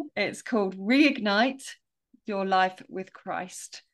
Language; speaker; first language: English; native; English